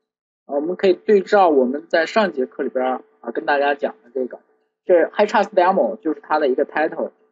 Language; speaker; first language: Chinese; native; Chinese